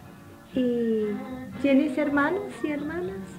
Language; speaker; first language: Spanish; non-native, fluent; English